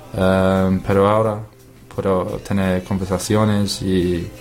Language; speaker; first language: Spanish; non-native, learner; English